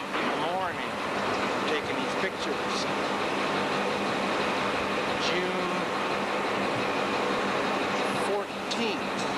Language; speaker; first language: English; native; English